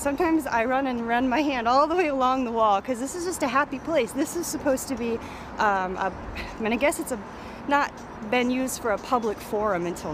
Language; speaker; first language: English; native; English